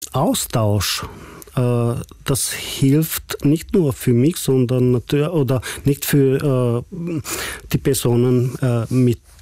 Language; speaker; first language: German; non-native, fluent; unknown